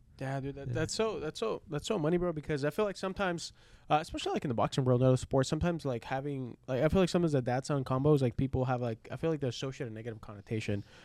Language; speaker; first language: English; early bilingual, other home language; Spanish